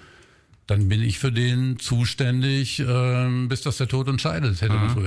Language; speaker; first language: German; native; German